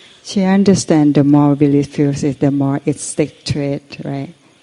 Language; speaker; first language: English; non-native, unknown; Thai